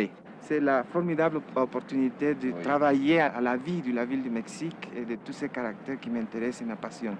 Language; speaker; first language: French; non-native, learner; Spanish